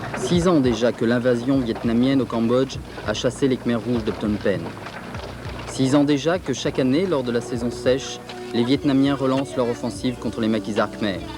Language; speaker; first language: French; native; French